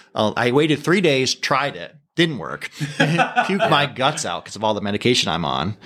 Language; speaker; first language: English; native; English